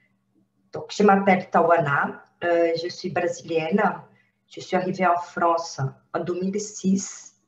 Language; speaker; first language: French; non-native, fluent; Portuguese